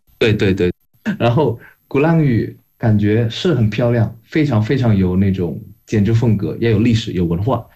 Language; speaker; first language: Chinese; non-native, fluent; Indonesian